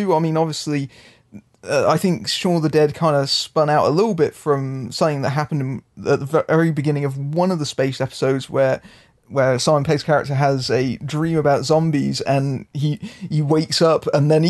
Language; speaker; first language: English; native; English